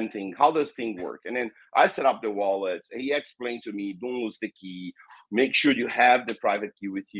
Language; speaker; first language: English; non-native, fluent; Portuguese